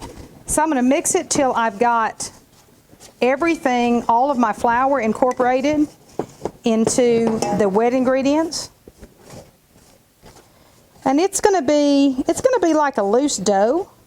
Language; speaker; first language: English; native; English